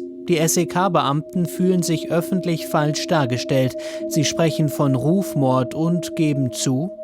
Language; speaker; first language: German; native; German